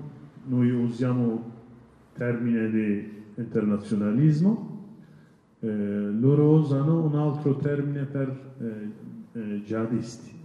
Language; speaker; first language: Italian; non-native, learner; Kurdish